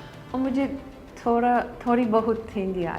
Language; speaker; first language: Hindi; non-native, learner; Lithuanian